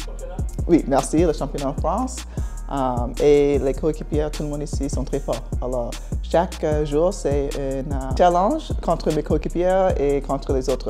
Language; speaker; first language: French; non-native, fluent; English